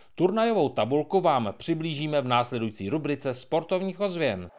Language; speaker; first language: Czech; native; Czech